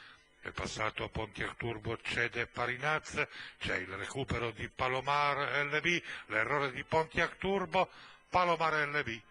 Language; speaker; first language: Italian; native; Italian